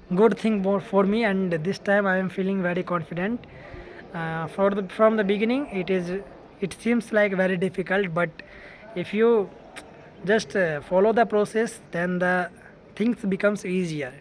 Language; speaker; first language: English; non-native, learner; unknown